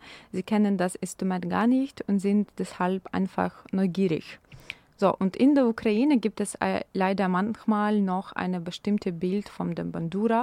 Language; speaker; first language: German; non-native, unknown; Ukrainian